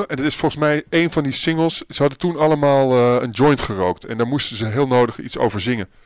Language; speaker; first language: Dutch; native; Dutch